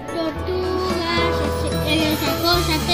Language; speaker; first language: Spanish; early bilingual, other home language; Filipino